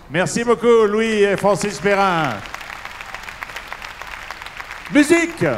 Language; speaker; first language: French; native; French